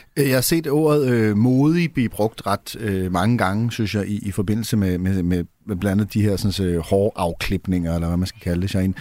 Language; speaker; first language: Danish; native; Danish